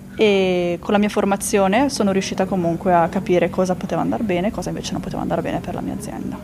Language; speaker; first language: Italian; native; Italian